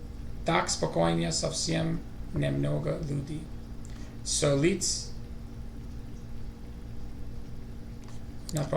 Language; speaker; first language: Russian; non-native, learner; English